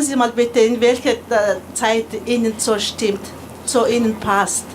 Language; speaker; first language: German; non-native, learner; Mongolian